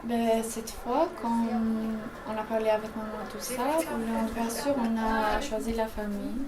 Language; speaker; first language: French; early bilingual, other home language; Albanian